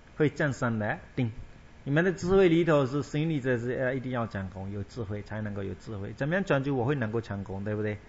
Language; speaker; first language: Chinese; non-native, fluent; Burmese